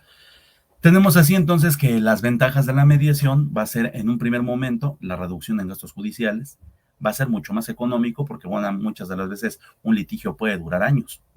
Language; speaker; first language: Spanish; native; Spanish